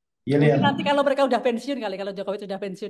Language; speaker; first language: Indonesian; native; Indonesian